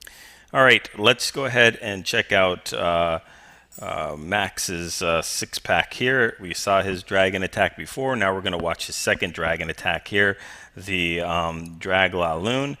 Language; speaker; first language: English; native; English